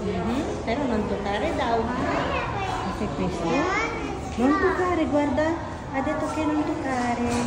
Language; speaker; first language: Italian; non-native, learner; Filipino